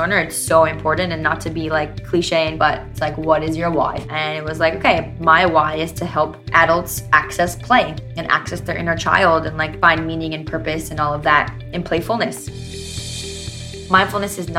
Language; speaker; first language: English; native; English